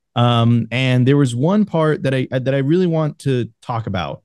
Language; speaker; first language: English; non-native, fluent; Spanish